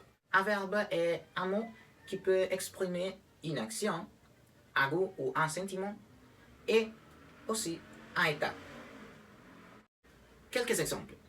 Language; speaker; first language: French; non-native, fluent; Spanish